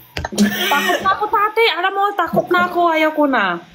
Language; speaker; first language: Filipino; non-native, learner; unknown